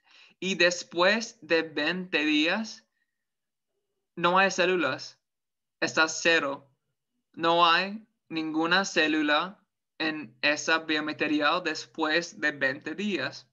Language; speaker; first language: Spanish; non-native, fluent; English